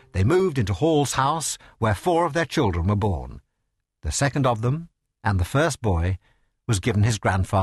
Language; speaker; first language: English; native; English